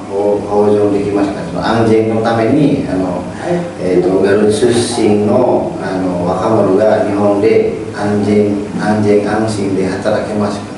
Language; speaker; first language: Japanese; non-native, learner; Indonesian